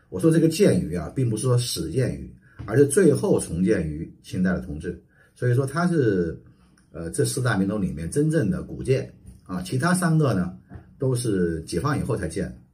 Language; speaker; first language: Chinese; native; Chinese